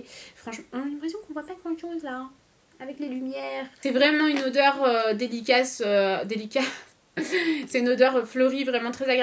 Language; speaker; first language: French; native; French